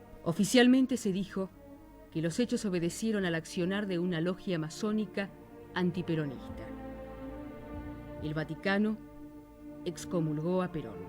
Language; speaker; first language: Spanish; native; Spanish